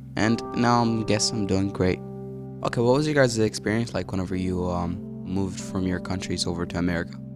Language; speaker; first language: English; early bilingual, other home language; Arabic